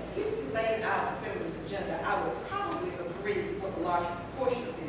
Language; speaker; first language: English; native; English